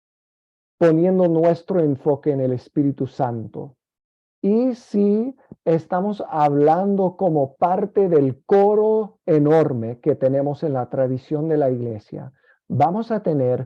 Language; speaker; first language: Spanish; non-native, fluent; English